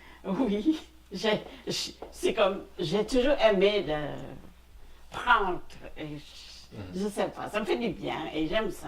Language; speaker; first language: French; non-native, fluent; Khmer